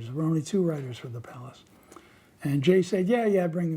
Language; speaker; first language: English; native; English